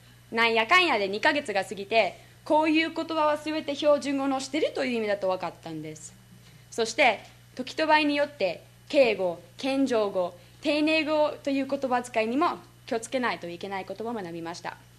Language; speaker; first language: Japanese; non-native, fluent; English